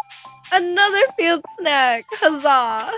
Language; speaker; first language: English; native; English